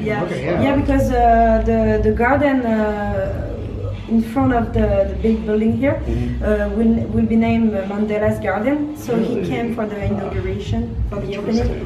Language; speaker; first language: English; non-native, fluent; French